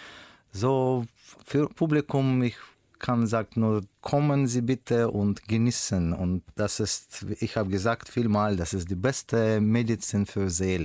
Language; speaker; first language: German; non-native, learner; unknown